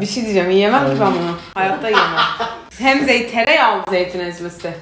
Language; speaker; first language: Turkish; native; Turkish